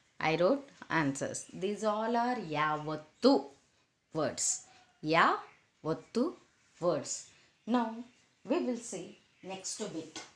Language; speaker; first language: English; non-native, local second language; Telugu